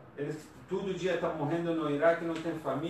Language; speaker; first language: Portuguese; non-native, learner; Persian